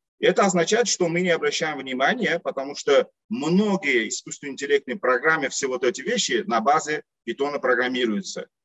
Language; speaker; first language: Russian; non-native, local second language; Uzbek